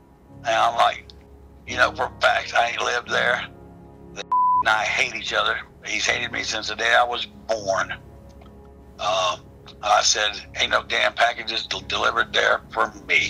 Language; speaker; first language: English; native; English